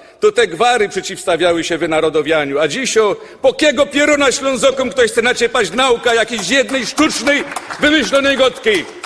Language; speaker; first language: Polish; native; Polish